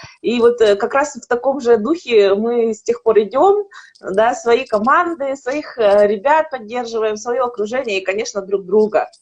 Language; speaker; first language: Russian; native; Russian